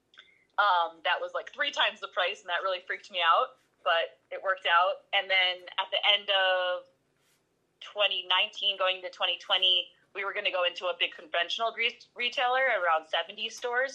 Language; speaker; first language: English; native; English